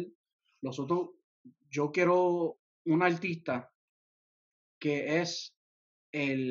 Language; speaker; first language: Spanish; early bilingual, heritage; Spanish